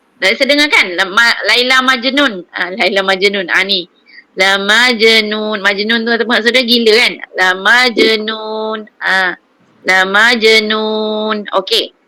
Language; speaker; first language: Malay; native; Malay